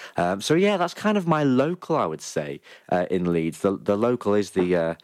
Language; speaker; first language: English; native; English